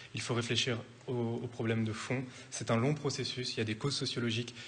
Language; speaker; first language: French; native; French